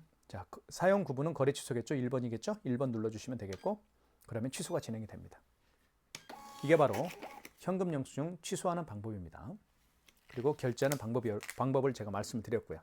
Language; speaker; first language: Korean; native; Korean